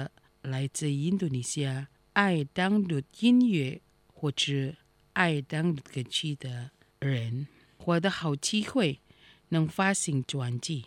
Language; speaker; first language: Chinese; non-native, fluent; Indonesian